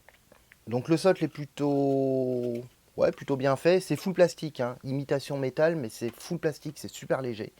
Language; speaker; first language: French; native; French